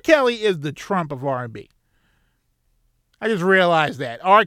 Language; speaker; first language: English; native; English